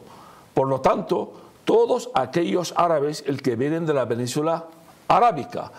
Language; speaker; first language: Spanish; non-native, fluent; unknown